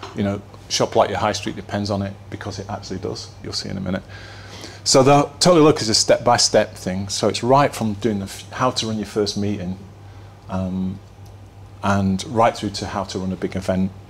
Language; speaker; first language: English; native; English